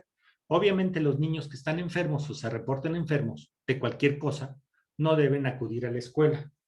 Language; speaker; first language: Spanish; native; Spanish